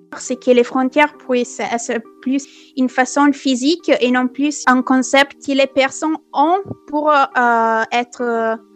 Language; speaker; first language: French; non-native, fluent; Italian